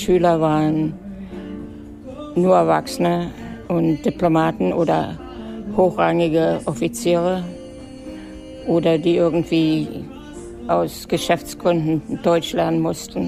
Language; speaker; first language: German; native; German